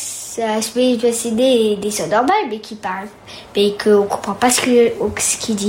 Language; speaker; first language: French; early bilingual, heritage; French